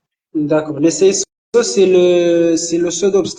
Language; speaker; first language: French; non-native, local second language; Arabic